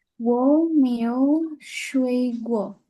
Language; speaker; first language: Chinese; non-native, learner; Indonesian